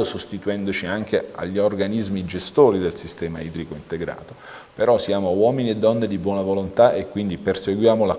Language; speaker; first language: Italian; native; Italian